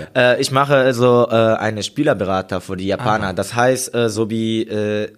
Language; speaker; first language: German; non-native, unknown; Japanese